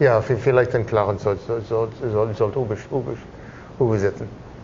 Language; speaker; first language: German; non-native, learner; English